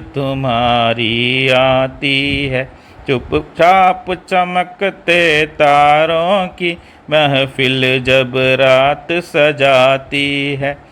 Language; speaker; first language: Hindi; non-native, local second language; Malayalam